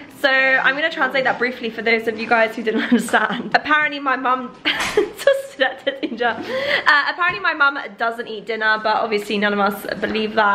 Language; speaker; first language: English; early bilingual, other home language; Persian